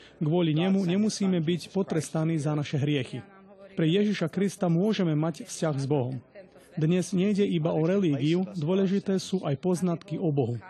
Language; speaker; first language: Slovak; non-native, fluent; English